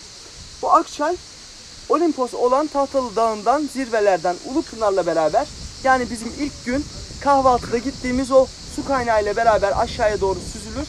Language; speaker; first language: Turkish; native; Turkish